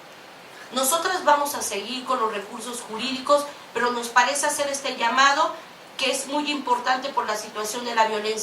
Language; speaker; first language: Spanish; native; Spanish